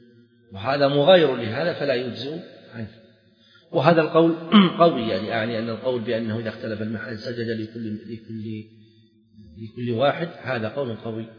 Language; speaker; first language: Arabic; native; Arabic